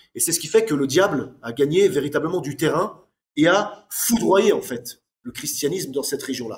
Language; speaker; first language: French; native; French